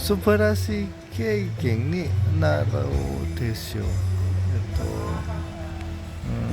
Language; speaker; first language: Japanese; non-native, learner; Indonesian